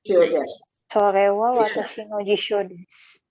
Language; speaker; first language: Japanese; non-native, learner; Indonesian